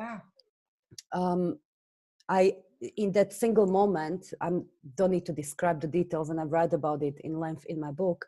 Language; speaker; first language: English; non-native, fluent; Slovak